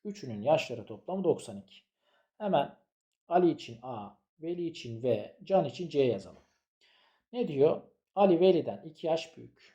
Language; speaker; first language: Turkish; native; Turkish